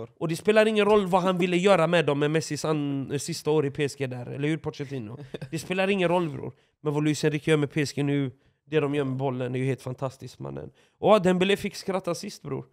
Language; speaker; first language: Swedish; native; Swedish